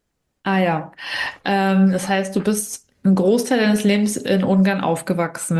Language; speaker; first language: German; native; German